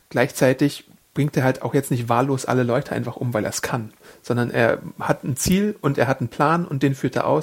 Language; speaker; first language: German; native; German